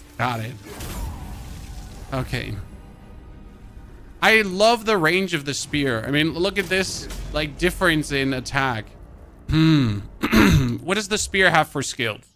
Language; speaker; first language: English; non-native, fluent; German